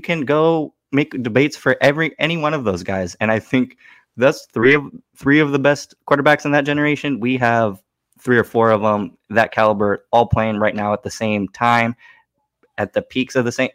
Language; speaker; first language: English; native; English